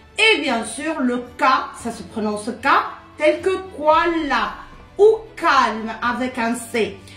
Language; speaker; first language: French; non-native, local second language; Arabic